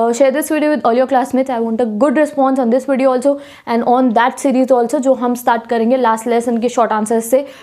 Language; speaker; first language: Hindi; native; Hindi